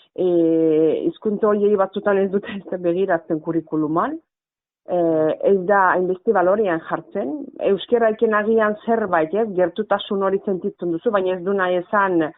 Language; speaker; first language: Basque; non-native, fluent; Azerbaijani